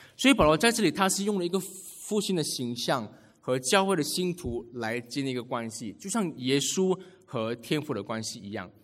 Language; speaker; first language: Chinese; native; Chinese